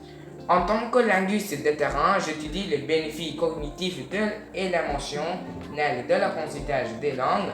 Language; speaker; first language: French; non-native, learner; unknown